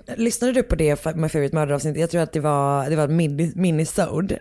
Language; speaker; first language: Swedish; native; Swedish